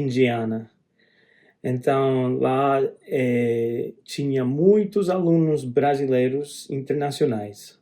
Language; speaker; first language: Portuguese; non-native, fluent; English